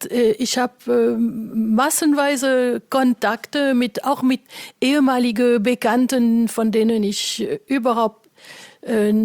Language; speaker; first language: German; non-native, fluent; French